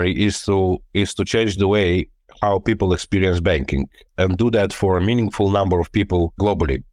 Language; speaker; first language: English; non-native, fluent; Lithuanian